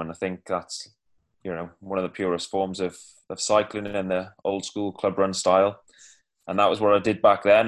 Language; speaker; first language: English; native; English